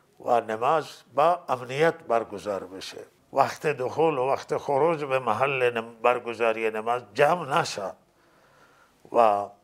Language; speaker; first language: Persian; non-native, local second language; Baluchi